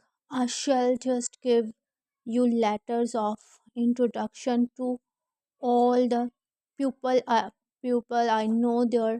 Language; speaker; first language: English; non-native, learner; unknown